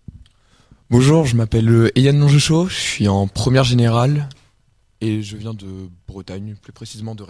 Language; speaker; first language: French; native; French